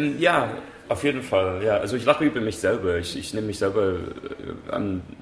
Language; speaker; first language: German; non-native, fluent; English